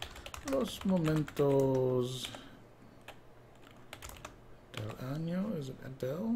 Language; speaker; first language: Spanish; non-native, learner; English